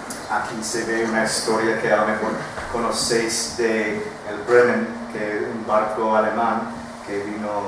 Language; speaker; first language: Spanish; non-native, fluent; English